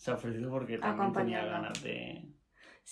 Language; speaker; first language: Spanish; native; Spanish